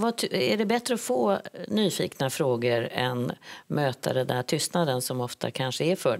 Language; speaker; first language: Swedish; native; Swedish